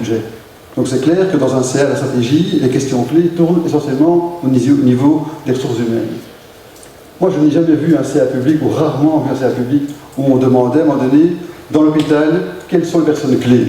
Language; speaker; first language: French; native; French